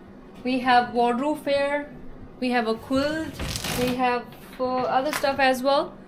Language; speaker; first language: English; non-native, local second language; Hindi